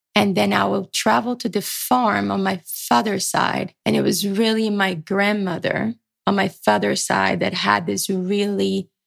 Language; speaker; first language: English; early bilingual, other home language; Portuguese